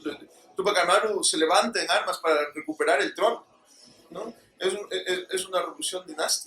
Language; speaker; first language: Spanish; native; Spanish